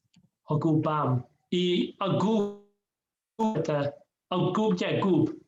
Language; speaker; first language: Russian; non-native, learner; English